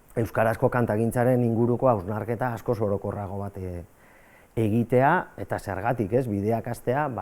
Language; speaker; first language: Basque; native; Basque